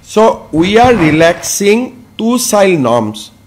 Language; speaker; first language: English; non-native, local second language; Assamese